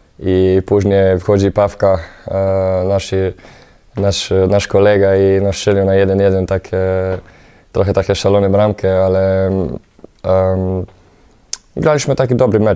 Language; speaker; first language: Polish; non-native, fluent; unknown